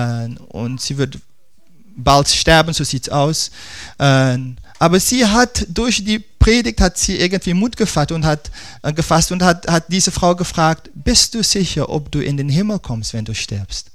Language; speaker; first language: German; non-native, fluent; Dutch